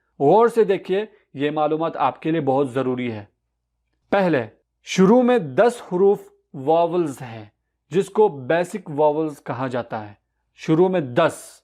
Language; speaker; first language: Urdu; non-native, local second language; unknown